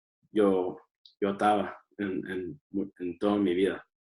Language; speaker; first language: Spanish; early bilingual, heritage; Spanish